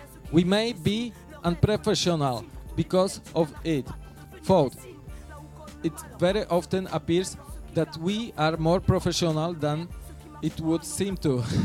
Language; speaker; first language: English; non-native, fluent; Polish